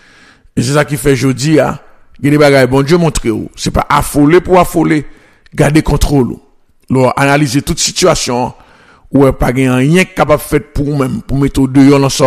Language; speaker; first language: French; non-native, local second language; Haitian Creole